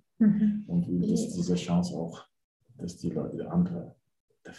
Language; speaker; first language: German; non-native, learner; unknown